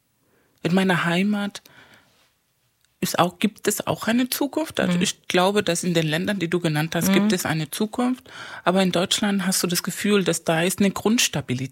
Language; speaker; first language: German; early bilingual, other home language; Spanish